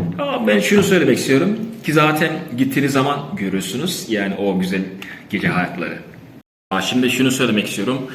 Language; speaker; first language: Turkish; non-native, fluent; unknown